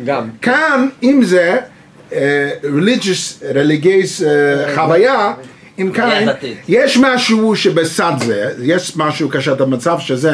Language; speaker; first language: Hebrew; non-native, learner; English